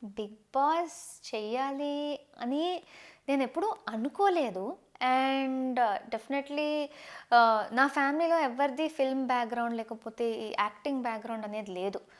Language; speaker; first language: Telugu; non-native, local second language; Tamil